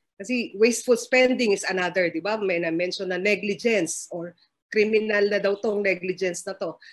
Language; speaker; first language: Filipino; native; Filipino